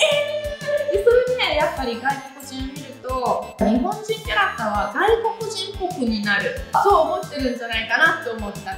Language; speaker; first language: Japanese; non-native, fluent; Italian